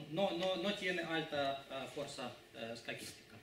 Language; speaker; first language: Italian; non-native, learner; Spanish